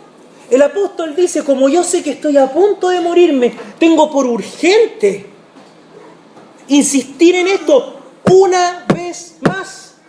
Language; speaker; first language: Spanish; native; Spanish